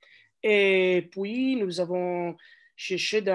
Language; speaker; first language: French; non-native, learner; Italian